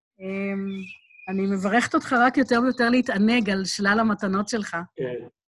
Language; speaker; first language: Hebrew; native; Hebrew